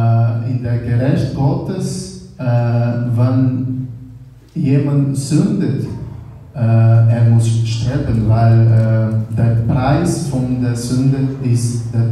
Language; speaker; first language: German; non-native, learner; Portuguese